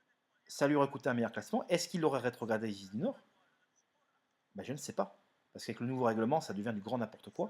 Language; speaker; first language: French; native; French